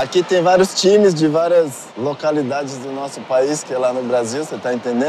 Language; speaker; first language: Portuguese; native; Portuguese